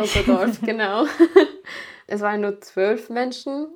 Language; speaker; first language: German; non-native, fluent; Spanish